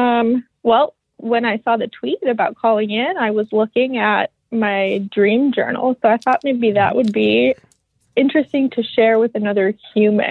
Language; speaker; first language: English; native; English